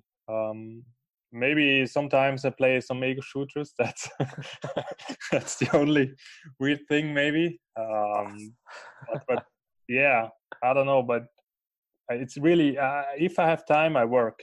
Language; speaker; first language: English; non-native, fluent; Swiss German